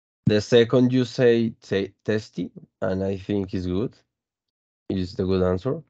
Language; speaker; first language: English; non-native, fluent; Spanish